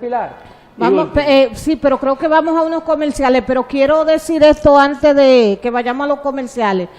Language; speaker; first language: Spanish; native; Spanish